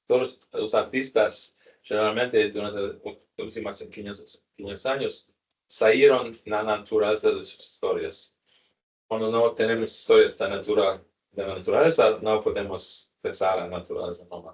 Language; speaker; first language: Spanish; non-native, learner; English